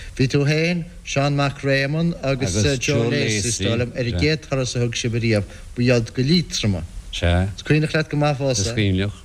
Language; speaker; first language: Irish; native; Irish